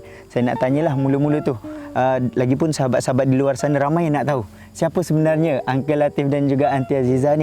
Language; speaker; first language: Malay; native; Malay